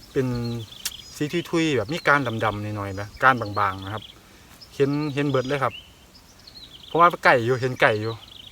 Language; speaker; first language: Thai; native; Thai